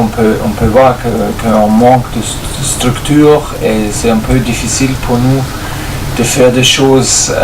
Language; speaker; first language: French; non-native, fluent; German